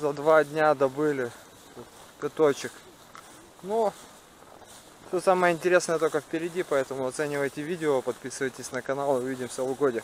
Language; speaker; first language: Russian; native; Russian